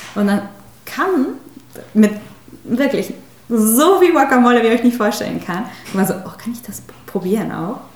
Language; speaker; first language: German; non-native, fluent; Spanish